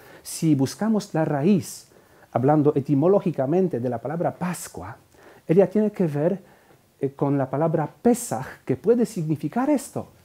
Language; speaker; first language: Spanish; non-native, fluent; Polish